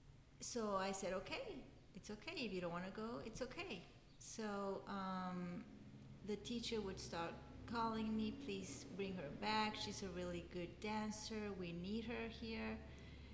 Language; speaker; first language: English; non-native, fluent; Spanish